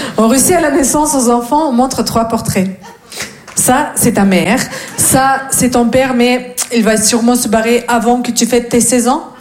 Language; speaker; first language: French; non-native, fluent; Russian